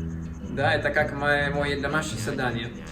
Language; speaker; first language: Russian; non-native, learner; Spanish